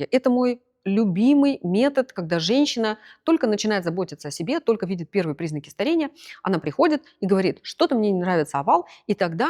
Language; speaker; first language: Russian; native; Russian